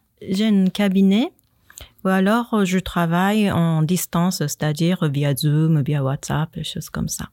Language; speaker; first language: French; non-native, fluent; Japanese